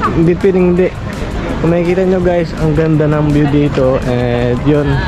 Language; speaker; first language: Filipino; native; Filipino